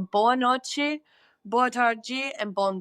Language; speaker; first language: Portuguese; non-native, learner; English